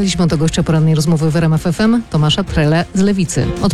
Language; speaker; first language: Polish; native; Polish